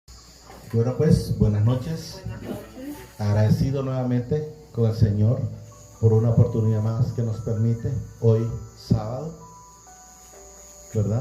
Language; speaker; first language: Spanish; native; Spanish